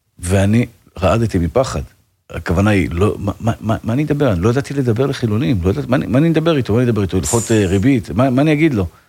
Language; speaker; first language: Hebrew; native; Hebrew